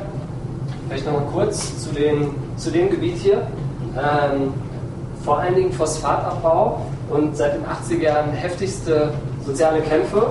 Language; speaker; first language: German; native; German